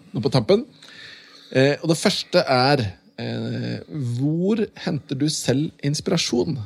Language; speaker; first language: Norwegian; native; Norwegian